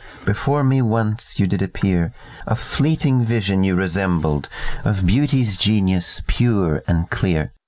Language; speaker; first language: English; native; English